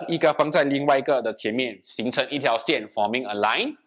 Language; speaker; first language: Chinese; non-native, local second language; English